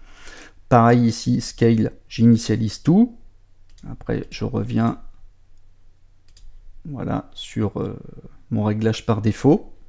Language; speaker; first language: French; native; French